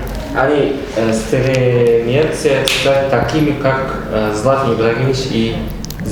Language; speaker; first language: Russian; non-native, local second language; Kazakh